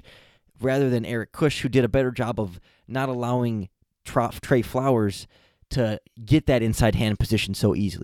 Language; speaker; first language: English; native; English